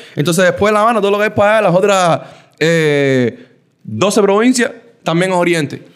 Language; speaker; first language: Spanish; early bilingual, heritage; Spanish